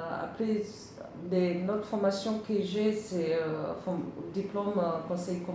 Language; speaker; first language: French; non-native, learner; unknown